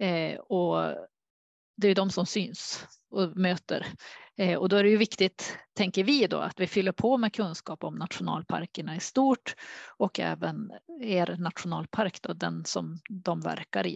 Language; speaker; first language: Swedish; native; Swedish